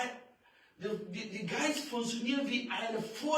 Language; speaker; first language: German; non-native, learner; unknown